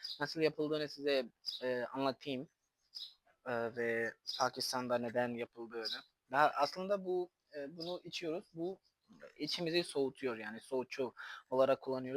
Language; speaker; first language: Turkish; non-native, fluent; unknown